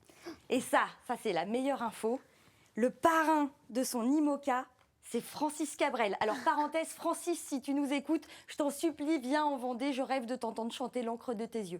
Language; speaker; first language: French; native; French